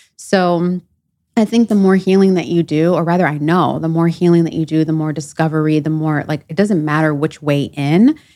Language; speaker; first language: English; early bilingual, other home language; Krio